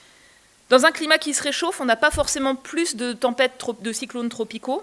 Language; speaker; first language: French; native; French